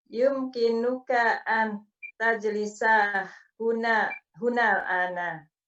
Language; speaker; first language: Arabic; non-native, learner; Indonesian